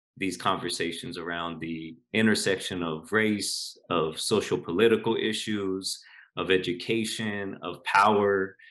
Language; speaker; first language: English; native; English